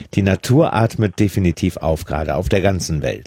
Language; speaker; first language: German; native; German